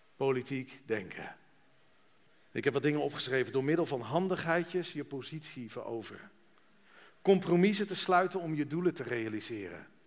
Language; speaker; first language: Dutch; native; Dutch